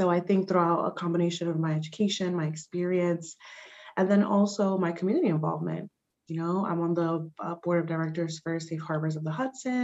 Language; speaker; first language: English; early bilingual, other home language; Spanish